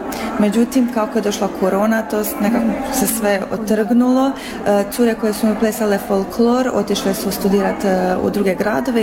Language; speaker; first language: Croatian; native; Croatian